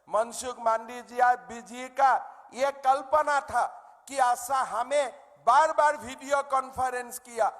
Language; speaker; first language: Hindi; non-native, local second language; Assamese